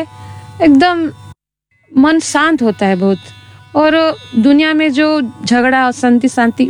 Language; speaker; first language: Hindi; non-native, local second language; Odia